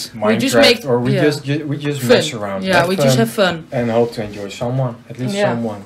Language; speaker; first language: English; non-native, fluent; Dutch